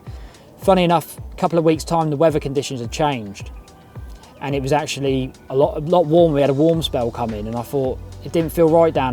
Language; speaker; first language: English; native; English